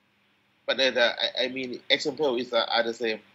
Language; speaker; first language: English; non-native, learner; Thai